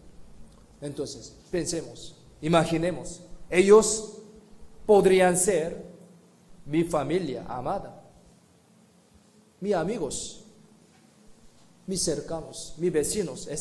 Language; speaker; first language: Spanish; non-native, fluent; Korean